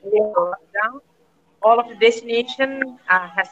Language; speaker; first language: English; non-native, learner; Indonesian